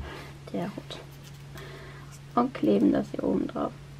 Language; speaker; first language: German; native; German